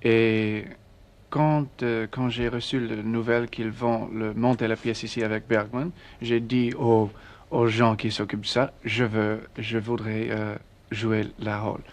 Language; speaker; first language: French; non-native, learner; English